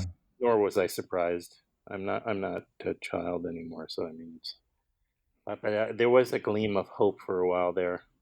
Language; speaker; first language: English; native; English